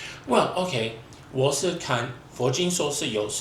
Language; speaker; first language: Chinese; non-native, fluent; English